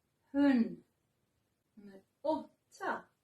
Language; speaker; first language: Swedish; non-native, fluent; Serbian